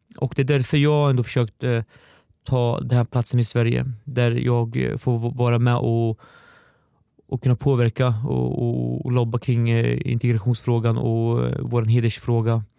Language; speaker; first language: Swedish; early bilingual, other home language; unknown